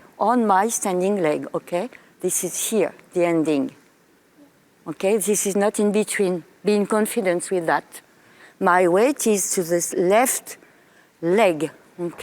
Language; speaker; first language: English; non-native, fluent; French